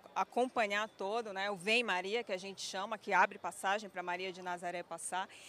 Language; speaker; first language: Portuguese; native; Portuguese